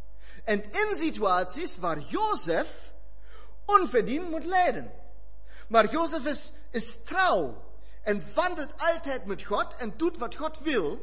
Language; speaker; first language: Dutch; non-native, fluent; German